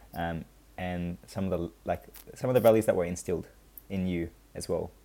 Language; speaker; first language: English; early bilingual, other home language; Hindi